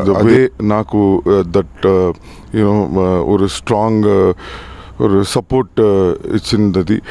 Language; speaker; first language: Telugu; non-native, learner; Tamil